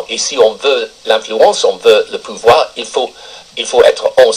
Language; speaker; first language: French; non-native, fluent; English